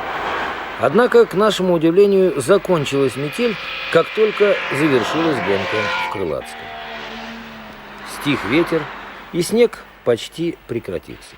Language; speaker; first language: Russian; native; Russian